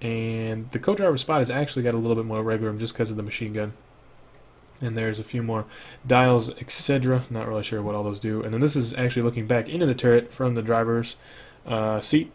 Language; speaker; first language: English; native; English